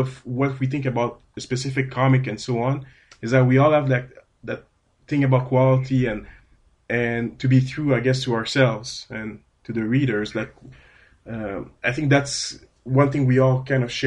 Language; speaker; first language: English; non-native, fluent; French